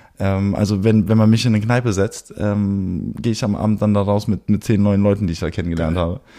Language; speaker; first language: German; early bilingual, heritage; German